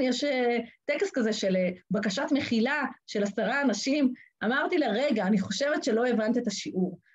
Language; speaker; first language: Hebrew; native; Hebrew